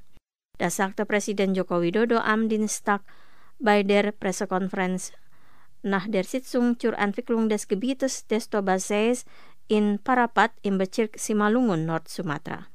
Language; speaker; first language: German; non-native, fluent; Indonesian